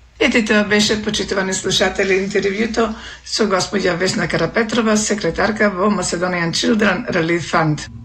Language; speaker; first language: Macedonian; native; Macedonian